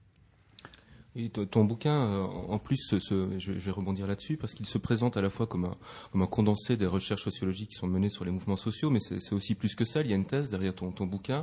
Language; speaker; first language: French; native; French